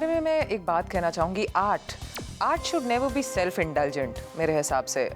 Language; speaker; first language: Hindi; native; Hindi